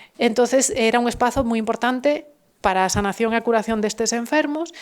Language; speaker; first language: Spanish; native; Spanish